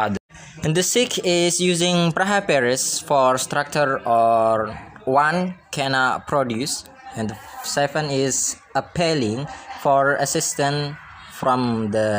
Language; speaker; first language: English; non-native, learner; Indonesian